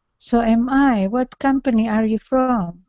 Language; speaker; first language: English; non-native, learner; Indonesian